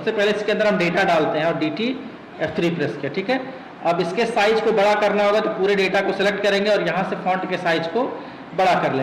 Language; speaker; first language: Hindi; native; Hindi